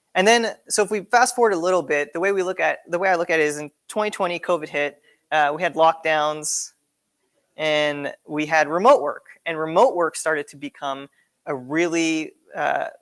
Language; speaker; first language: English; native; English